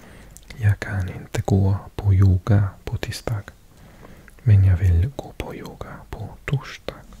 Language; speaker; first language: Swedish; non-native, learner; English